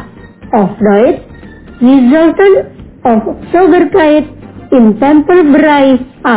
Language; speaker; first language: German; non-native, fluent; Indonesian